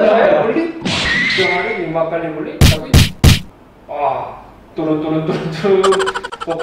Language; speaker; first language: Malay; non-native, fluent; Korean